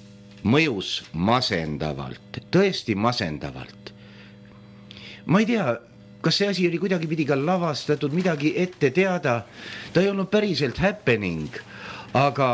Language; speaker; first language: Estonian; native; Estonian